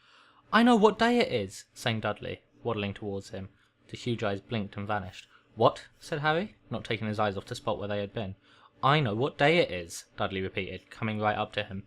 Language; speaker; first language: English; native; English